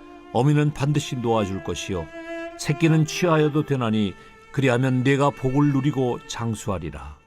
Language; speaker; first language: Korean; native; Korean